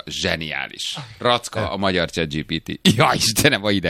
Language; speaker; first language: Hungarian; native; Hungarian